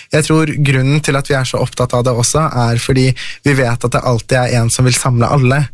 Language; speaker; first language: Norwegian; early bilingual, other home language; Persian